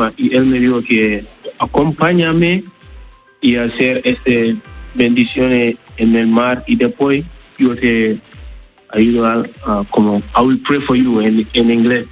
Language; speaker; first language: Spanish; non-native, learner; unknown